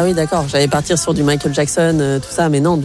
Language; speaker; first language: French; native; French